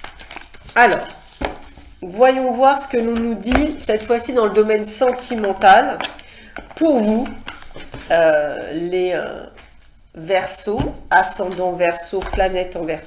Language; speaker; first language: French; native; French